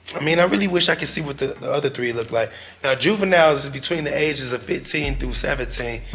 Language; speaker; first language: English; native; English